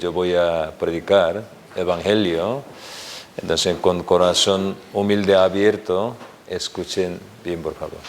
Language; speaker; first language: Spanish; non-native, learner; Korean